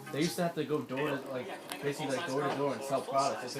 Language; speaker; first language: English; native; English